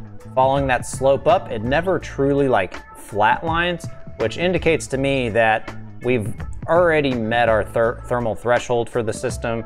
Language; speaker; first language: English; native; English